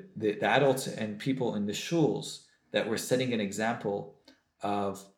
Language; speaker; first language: English; native; English